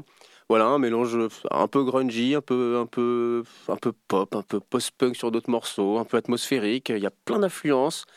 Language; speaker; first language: French; native; French